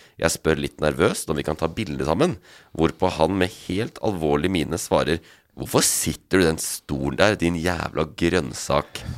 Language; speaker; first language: Norwegian; native; Norwegian